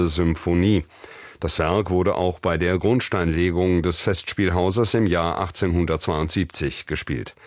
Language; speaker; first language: German; native; German